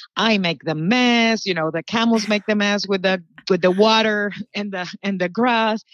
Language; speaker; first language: English; early bilingual, other home language; Spanish